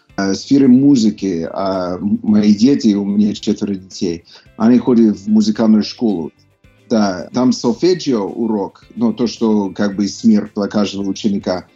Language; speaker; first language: Russian; non-native, fluent; English